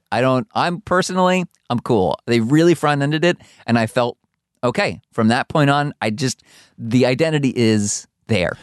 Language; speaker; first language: English; early bilingual, other home language; Hungarian